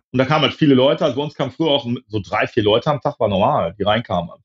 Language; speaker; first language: German; native; German